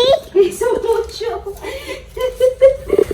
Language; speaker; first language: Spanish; non-native, learner; Filipino